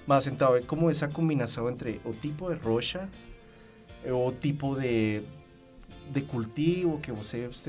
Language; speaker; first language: Portuguese; non-native, fluent; Spanish